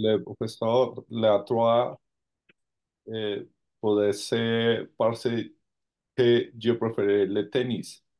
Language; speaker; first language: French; non-native, learner; Spanish